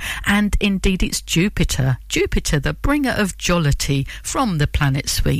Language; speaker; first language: English; native; English